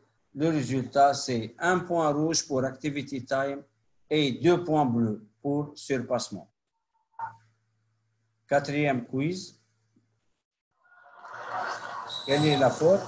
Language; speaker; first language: French; non-native, local second language; Arabic